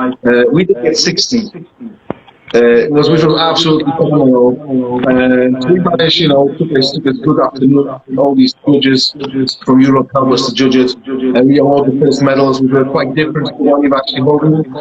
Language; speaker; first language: English; non-native, fluent; Polish